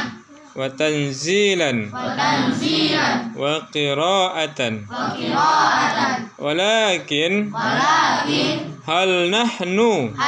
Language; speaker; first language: Arabic; non-native, fluent; Indonesian